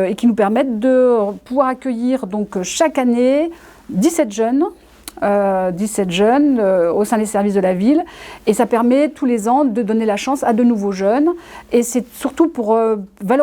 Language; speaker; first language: French; native; French